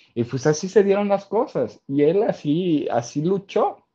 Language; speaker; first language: Spanish; native; Spanish